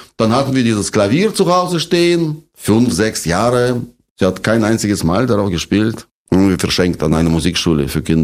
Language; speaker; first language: German; non-native, fluent; Russian